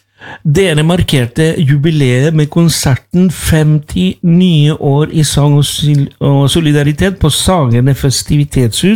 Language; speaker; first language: Norwegian; non-native, fluent; Spanish